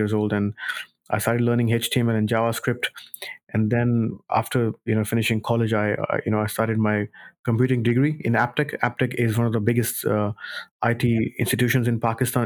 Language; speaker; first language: English; non-native, local second language; Urdu